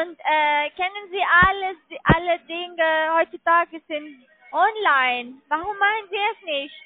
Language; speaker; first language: German; non-native, learner; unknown